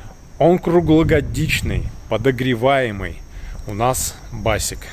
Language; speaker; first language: Russian; native; Russian